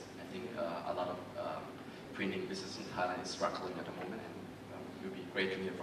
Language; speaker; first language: English; non-native, fluent; Thai